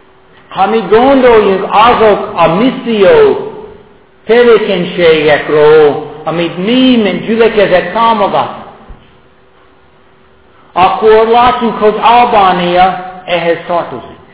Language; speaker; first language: Hungarian; non-native, fluent; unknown